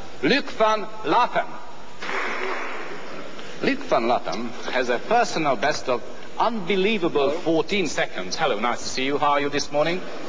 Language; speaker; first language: English; non-native, fluent; Hungarian